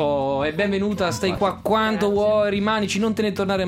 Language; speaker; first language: Italian; native; Italian